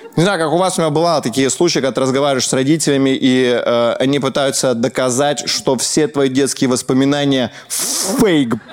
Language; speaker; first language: Russian; native; Russian